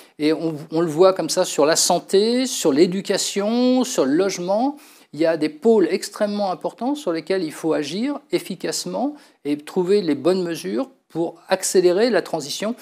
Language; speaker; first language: French; native; French